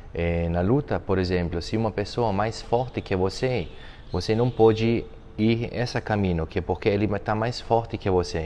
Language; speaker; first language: Portuguese; non-native, fluent; German